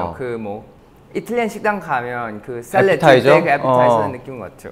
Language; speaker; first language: Korean; non-native, fluent; Thai